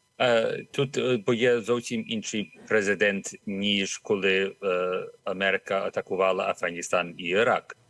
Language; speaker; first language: Ukrainian; early bilingual, heritage; Ukrainian